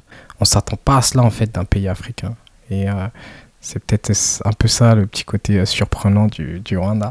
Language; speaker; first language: French; early bilingual, other home language; Kinyarwanda